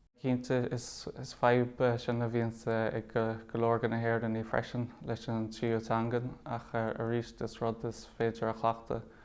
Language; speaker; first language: Irish; native; Irish